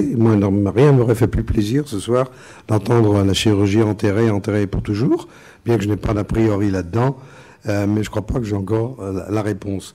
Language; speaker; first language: French; native; French